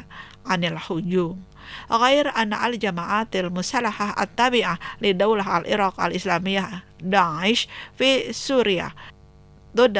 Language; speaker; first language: Arabic; non-native, fluent; Indonesian